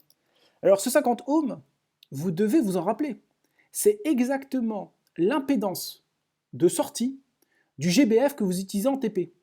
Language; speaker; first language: French; native; French